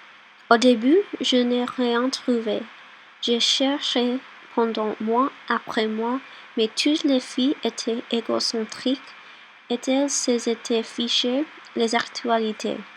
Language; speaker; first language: French; non-native, learner; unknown